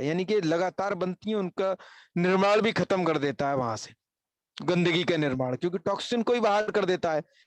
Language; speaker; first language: Hindi; native; Hindi